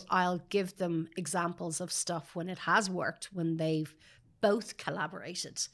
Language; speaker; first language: English; native; English